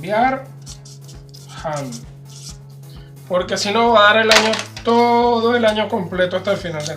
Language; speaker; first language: Spanish; native; Spanish